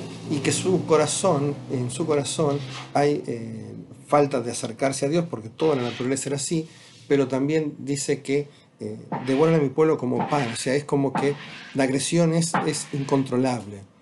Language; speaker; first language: Spanish; native; Spanish